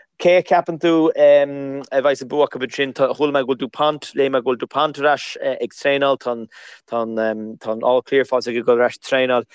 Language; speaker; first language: Irish; native; Irish